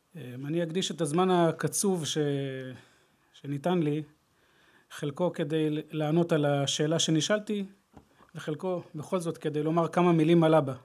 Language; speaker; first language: Hebrew; native; Hebrew